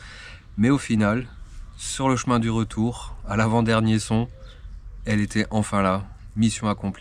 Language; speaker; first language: French; native; French